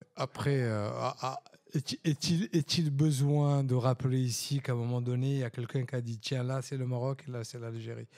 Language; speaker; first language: French; non-native, local second language; Arabic